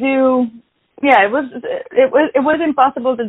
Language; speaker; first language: English; non-native, fluent; French